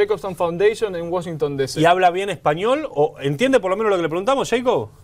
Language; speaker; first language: Spanish; native; Spanish